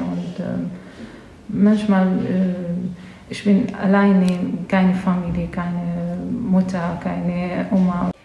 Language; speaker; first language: German; non-native, learner; Arabic